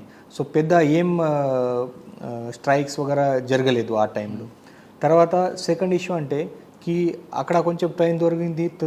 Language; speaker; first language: Telugu; non-native, fluent; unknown